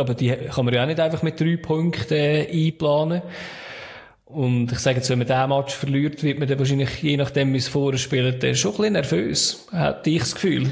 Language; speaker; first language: German; native; German